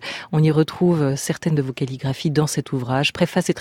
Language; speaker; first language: French; native; French